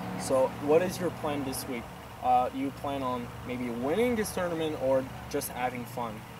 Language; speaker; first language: English; non-native, fluent; French